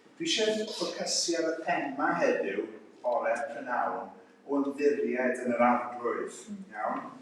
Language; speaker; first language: Welsh; native; Welsh